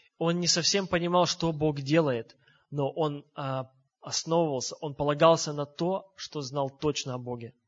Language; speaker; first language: Russian; native; Russian